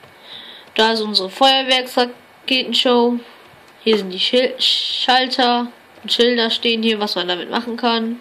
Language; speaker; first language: German; native; German